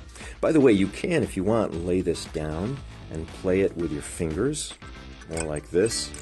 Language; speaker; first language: English; native; English